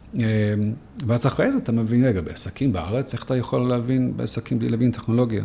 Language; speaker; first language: Hebrew; non-native, fluent; English